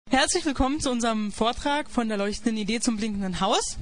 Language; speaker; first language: German; native; German